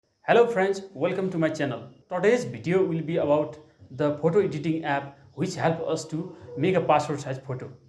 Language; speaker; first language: English; non-native, fluent; Nepali